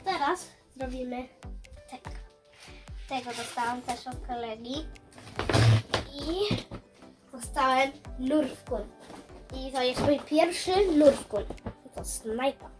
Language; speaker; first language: Polish; early bilingual, heritage; Polish